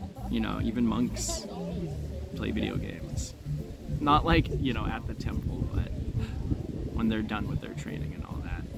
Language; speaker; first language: English; native; English